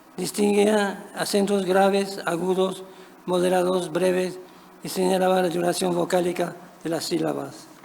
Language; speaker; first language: Spanish; non-native, fluent; French